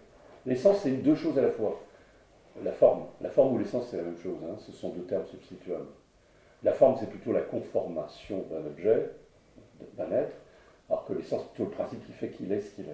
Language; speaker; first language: French; native; French